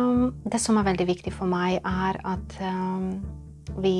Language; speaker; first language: Norwegian; non-native, fluent; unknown